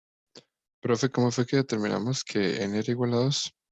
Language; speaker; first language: Spanish; native; Spanish